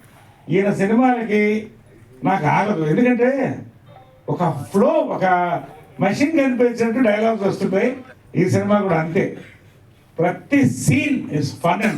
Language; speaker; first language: Telugu; native; Telugu